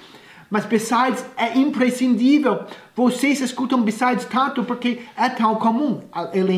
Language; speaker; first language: Portuguese; non-native, fluent; English